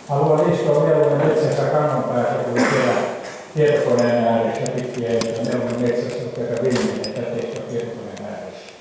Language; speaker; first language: Finnish; native; Finnish